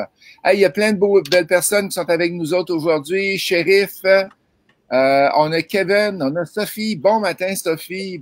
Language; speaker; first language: French; native; French